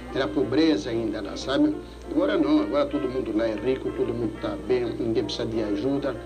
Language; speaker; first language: Portuguese; early bilingual, other home language; Greek